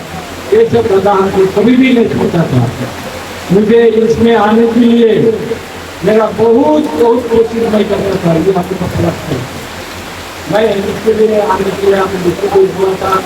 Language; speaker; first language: Hindi; non-native, local second language; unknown